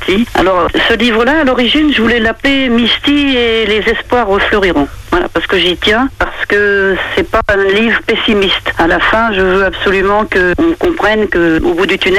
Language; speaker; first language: French; native; French